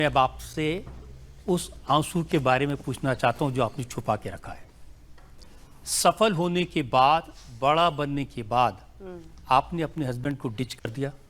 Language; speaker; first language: Hindi; native; Hindi